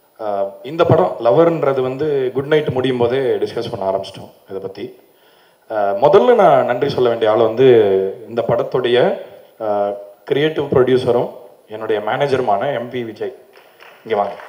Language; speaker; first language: Tamil; native; Tamil